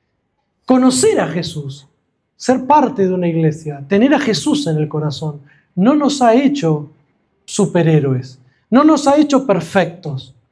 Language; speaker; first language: Spanish; native; Spanish